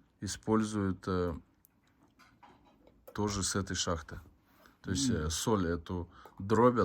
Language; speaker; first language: Russian; native; Russian